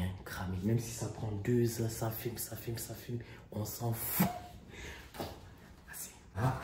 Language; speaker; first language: French; native; French